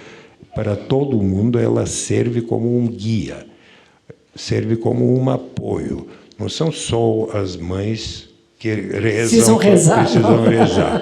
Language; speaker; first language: Portuguese; non-native, fluent; Bulgarian